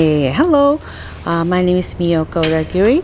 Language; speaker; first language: English; non-native, fluent; Japanese